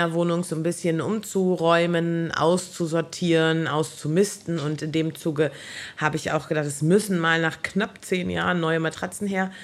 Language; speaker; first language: German; native; German